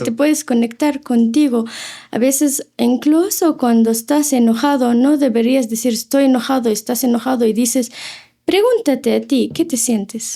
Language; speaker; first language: Spanish; non-native, fluent; Arabic